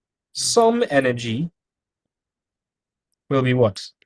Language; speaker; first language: English; native; English